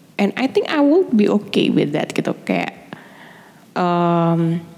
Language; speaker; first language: English; non-native, learner; Indonesian